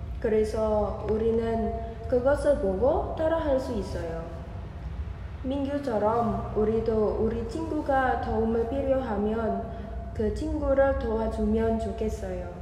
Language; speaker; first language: Korean; non-native, learner; Indonesian